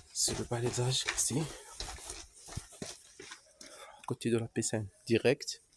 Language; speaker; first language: French; non-native, local second language; Arabic